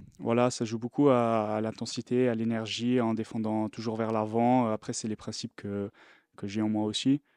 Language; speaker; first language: French; non-native, local second language; Luxembourgish